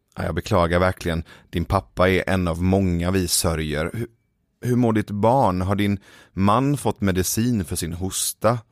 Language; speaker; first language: Swedish; early bilingual, other home language; Persian